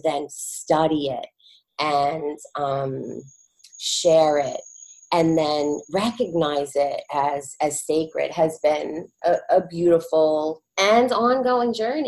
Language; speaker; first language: English; native; English